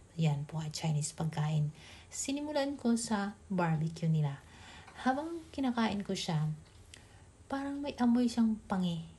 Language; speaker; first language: Filipino; native; Filipino